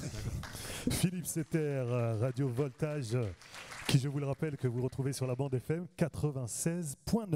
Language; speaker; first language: French; native; French